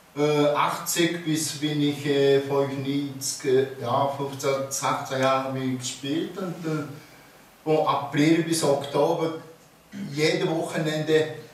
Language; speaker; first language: German; non-native, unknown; Japanese